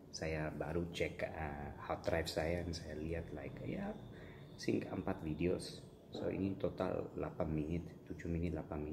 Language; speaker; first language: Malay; non-native, learner; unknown